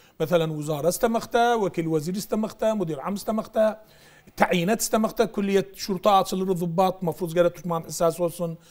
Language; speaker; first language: Turkish; native; Turkish